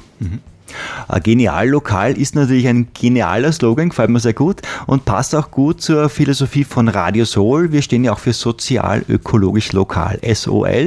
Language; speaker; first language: German; native; German